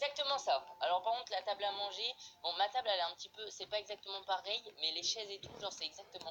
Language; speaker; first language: French; native; French